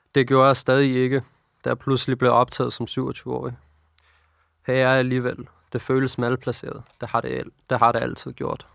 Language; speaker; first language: Danish; early bilingual, other home language; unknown